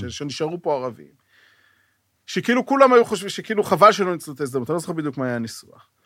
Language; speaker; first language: Hebrew; native; Hebrew